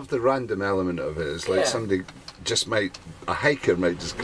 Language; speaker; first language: English; native; English